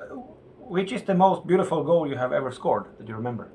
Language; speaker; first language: English; non-native, fluent; Swedish